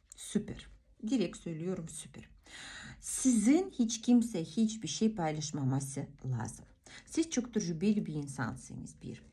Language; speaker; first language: Turkish; non-native, fluent; Russian